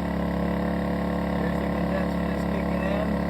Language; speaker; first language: English; native; English